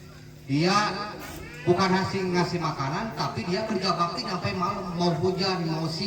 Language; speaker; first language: Indonesian; non-native, local second language; Sundanese